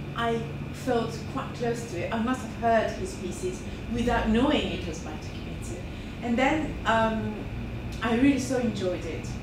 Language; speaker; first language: English; non-native, fluent; Japanese